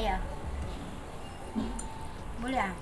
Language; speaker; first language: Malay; non-native, learner; Filipino